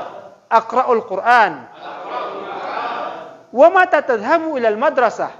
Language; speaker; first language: Arabic; non-native, fluent; Indonesian